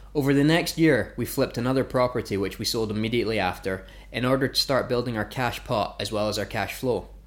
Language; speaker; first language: English; native; English